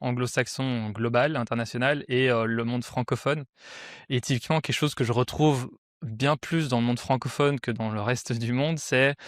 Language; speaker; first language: French; native; French